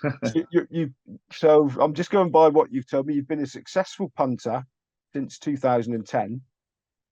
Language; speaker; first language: English; native; English